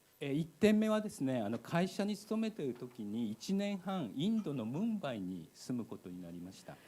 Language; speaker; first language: Japanese; native; Japanese